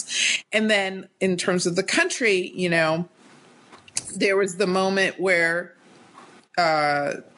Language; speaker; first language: English; native; English